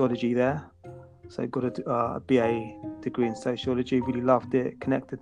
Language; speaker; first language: English; native; English